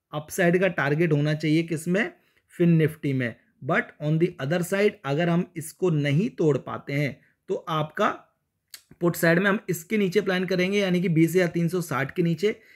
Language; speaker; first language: Hindi; native; Hindi